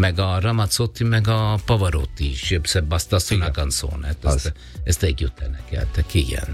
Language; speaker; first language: Hungarian; non-native, learner; Italian